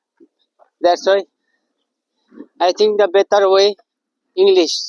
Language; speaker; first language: English; non-native, learner; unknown